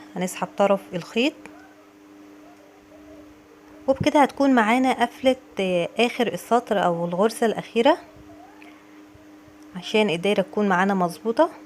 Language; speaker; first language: Arabic; native; Arabic